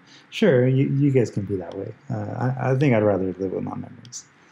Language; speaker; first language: English; early bilingual, other home language; Spanish